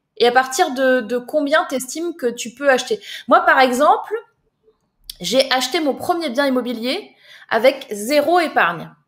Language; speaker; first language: French; native; French